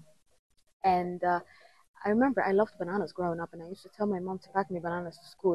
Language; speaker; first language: English; non-native, fluent; Somali